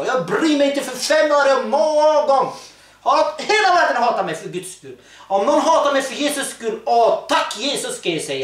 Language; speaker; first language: Swedish; early bilingual, other home language; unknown